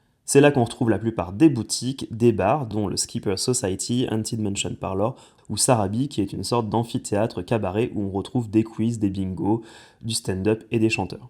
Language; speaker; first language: French; native; French